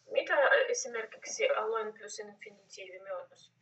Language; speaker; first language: Finnish; non-native, learner; Filipino